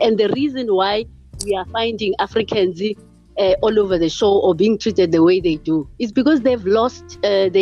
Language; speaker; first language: English; non-native, local second language; Xhosa